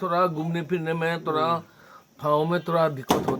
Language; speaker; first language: Hindi; non-native, local second language; Mizo